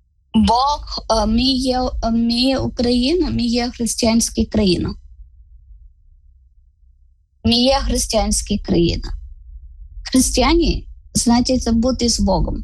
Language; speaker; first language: Ukrainian; non-native, learner; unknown